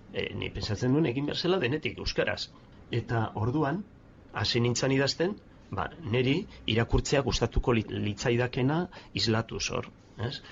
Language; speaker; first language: Basque; non-native, local second language; Spanish